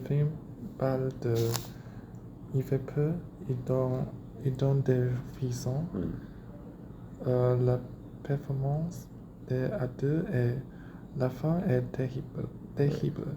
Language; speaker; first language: French; non-native, learner; Chinese